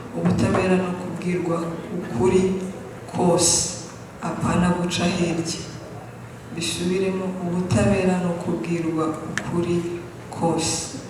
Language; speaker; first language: Kinyarwanda; native; Kinyarwanda